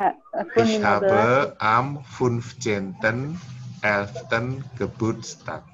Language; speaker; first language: German; non-native, fluent; Indonesian